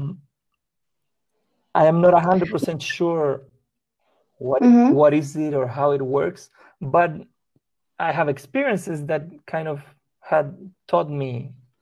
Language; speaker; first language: English; non-native, fluent; Spanish